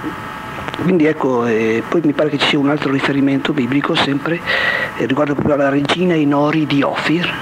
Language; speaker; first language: Italian; native; Italian